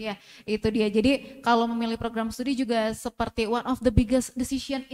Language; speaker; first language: Indonesian; native; Indonesian